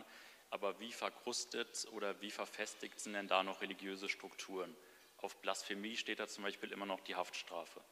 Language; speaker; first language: German; native; German